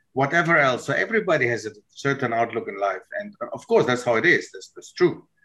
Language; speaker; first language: English; non-native, fluent; German